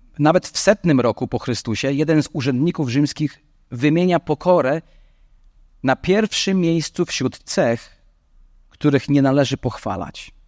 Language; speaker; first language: Polish; non-native, fluent; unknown